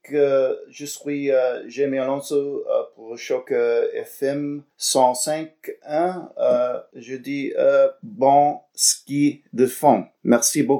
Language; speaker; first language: French; non-native, learner; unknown